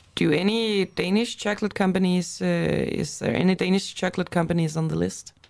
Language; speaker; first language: English; non-native, fluent; Danish